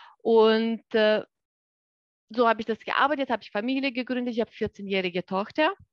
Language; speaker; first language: German; non-native, fluent; Lithuanian